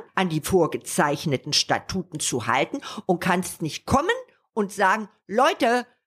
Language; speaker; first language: German; native; German